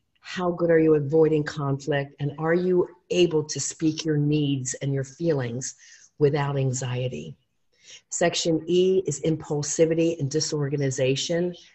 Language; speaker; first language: English; native; English